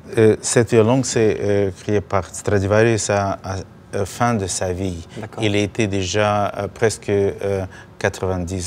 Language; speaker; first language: French; non-native, learner; Russian